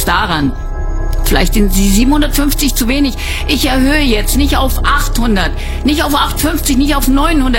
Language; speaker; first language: German; native; German